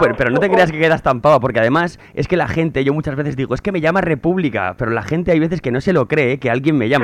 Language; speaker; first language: Spanish; native; Spanish